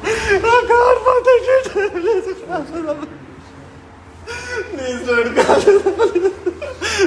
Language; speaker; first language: English; non-native, learner; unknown